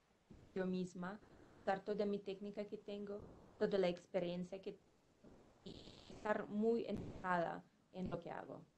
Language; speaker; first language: Spanish; non-native, fluent; Russian